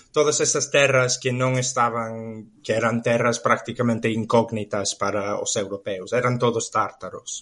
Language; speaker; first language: Galician; non-native, fluent; English